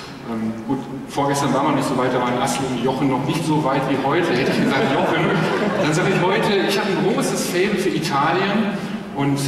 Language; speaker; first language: German; native; German